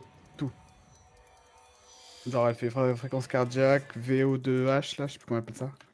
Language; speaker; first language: French; native; French